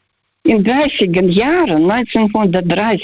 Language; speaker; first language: German; non-native, local second language; Russian